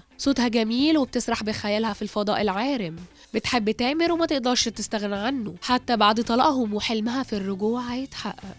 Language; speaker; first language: Arabic; native; Arabic